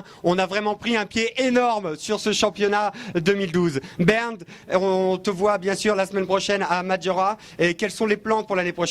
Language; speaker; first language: French; native; French